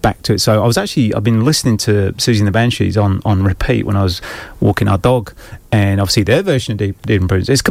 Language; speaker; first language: English; native; English